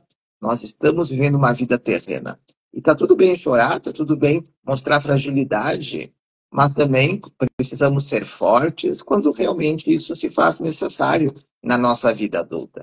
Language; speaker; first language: Portuguese; native; Portuguese